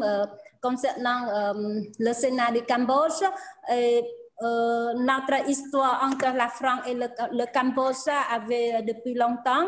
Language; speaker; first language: French; non-native, fluent; Khmer